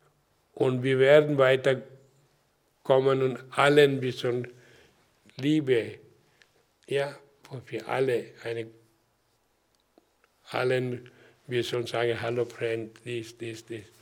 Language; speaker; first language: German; non-native, learner; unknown